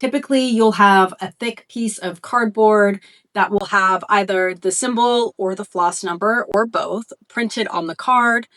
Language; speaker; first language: English; native; English